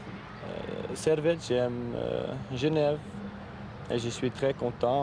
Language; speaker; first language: French; non-native, learner; Dutch